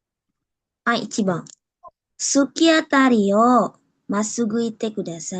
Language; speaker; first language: Japanese; non-native, learner; Indonesian